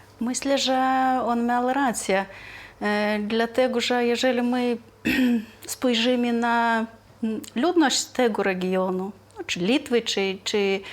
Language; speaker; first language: Polish; non-native, fluent; Lithuanian